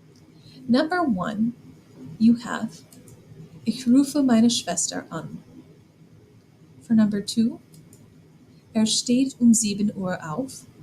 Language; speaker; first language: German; non-native, fluent; English